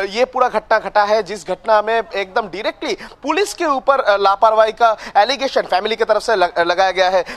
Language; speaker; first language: Hindi; non-native, local second language; Bangla